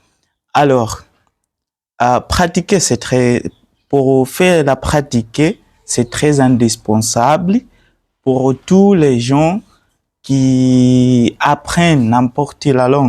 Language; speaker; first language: French; non-native, learner; Swahili